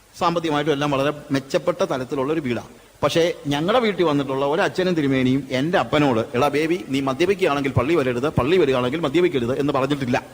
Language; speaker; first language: Malayalam; native; Malayalam